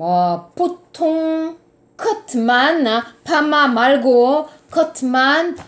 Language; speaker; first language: Korean; non-native, fluent; French